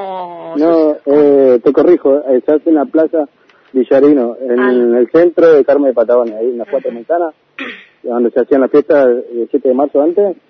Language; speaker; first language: Spanish; native; Spanish